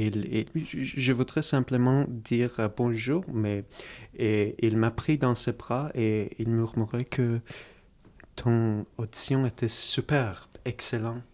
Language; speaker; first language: French; non-native, fluent; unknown